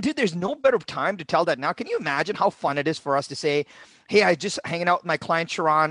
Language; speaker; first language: English; non-native, local second language; Tamil